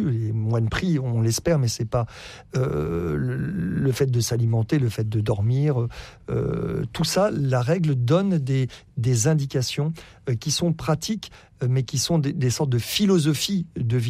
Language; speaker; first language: French; native; French